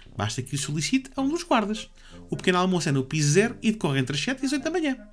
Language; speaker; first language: Portuguese; native; Portuguese